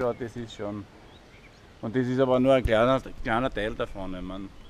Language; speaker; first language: German; native; German